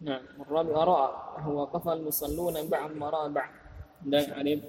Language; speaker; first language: Arabic; non-native, fluent; Indonesian